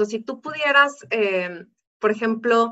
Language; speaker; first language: Spanish; native; Spanish